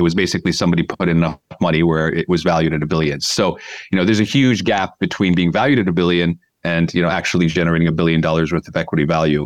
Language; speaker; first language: English; native; English